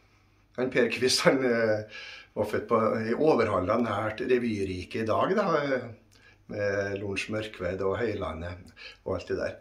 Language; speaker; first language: Norwegian; native; Norwegian